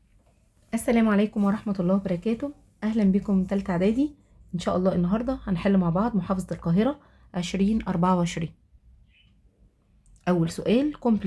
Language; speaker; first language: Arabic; native; Arabic